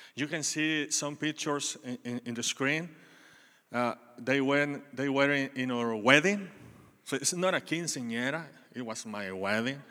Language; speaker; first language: English; non-native, learner; Spanish